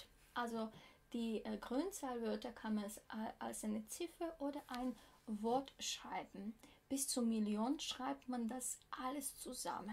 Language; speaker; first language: German; non-native, fluent; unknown